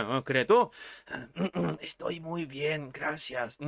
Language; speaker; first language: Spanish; non-native, fluent; Korean